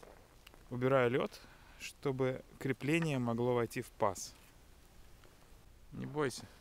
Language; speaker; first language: Russian; native; Russian